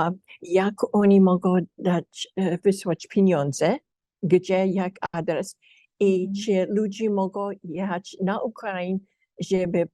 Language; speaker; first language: Polish; early bilingual, heritage; English